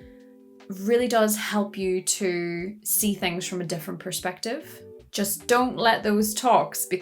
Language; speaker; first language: English; native; English